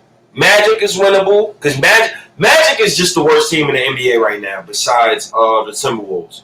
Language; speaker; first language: English; native; English